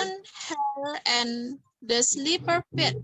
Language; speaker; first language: English; non-native, learner; Indonesian